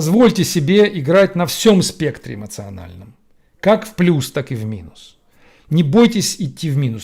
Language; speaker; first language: Russian; native; Russian